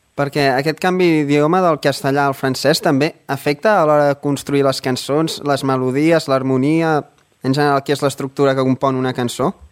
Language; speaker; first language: Catalan; native; Catalan